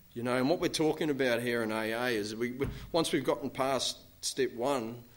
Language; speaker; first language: English; native; English